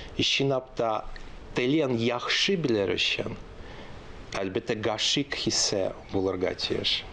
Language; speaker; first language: Tatar; non-native, local second language; Russian